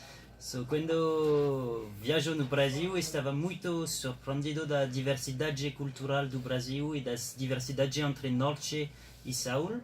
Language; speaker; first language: Portuguese; non-native, learner; French